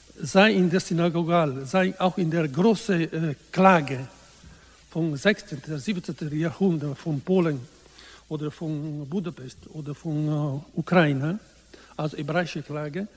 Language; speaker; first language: German; non-native, learner; Italian